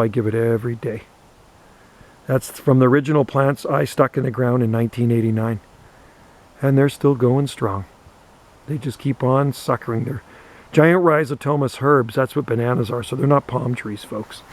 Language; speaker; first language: English; native; English